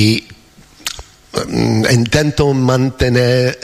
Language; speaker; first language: Spanish; non-native, fluent; English